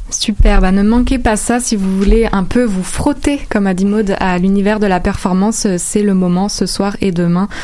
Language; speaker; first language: French; native; French